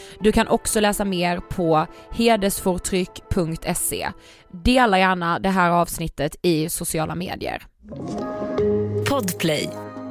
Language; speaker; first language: Swedish; native; Swedish